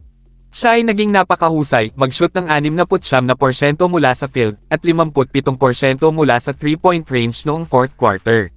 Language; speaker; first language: Filipino; native; Filipino